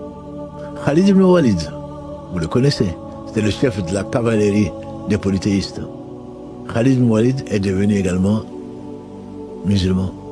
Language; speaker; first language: French; native; French